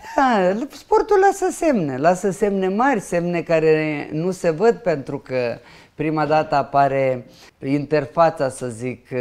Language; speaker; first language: Romanian; non-native, local second language; Ukrainian